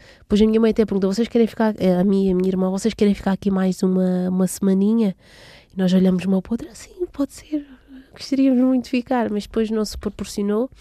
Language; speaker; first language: Portuguese; native; Portuguese